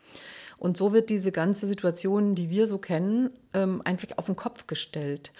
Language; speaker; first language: German; native; German